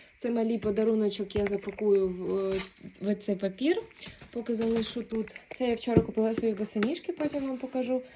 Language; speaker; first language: Ukrainian; native; Ukrainian